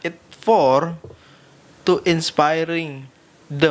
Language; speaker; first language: English; non-native, learner; Indonesian